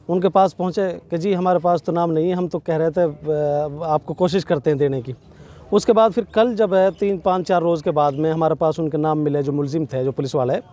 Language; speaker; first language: Hindi; native; Hindi